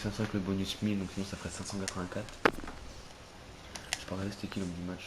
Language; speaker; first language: French; native; French